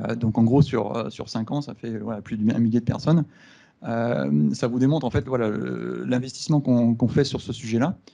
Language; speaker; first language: French; native; French